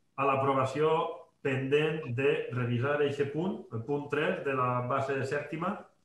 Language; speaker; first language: Spanish; non-native, local second language; Catalan